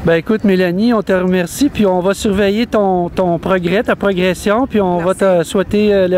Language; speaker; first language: French; native; French